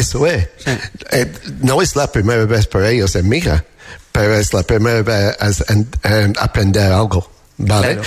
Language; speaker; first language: Spanish; non-native, fluent; English